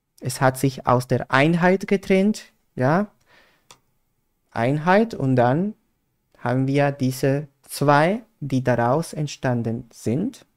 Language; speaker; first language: German; non-native, fluent; Spanish